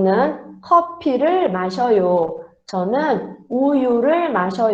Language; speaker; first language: Korean; non-native, fluent; Portuguese